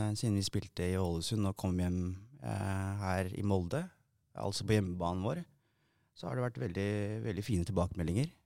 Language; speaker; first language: Norwegian; early bilingual, other home language; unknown